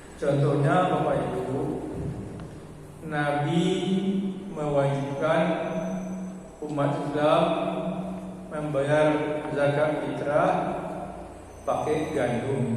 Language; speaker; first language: Indonesian; native; Indonesian